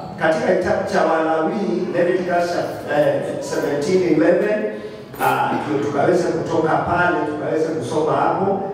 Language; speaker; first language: Swahili; non-native, local second language; Kikuyu